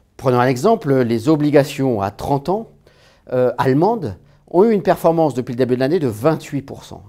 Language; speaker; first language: French; native; French